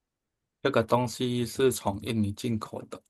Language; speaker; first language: Chinese; non-native, fluent; Indonesian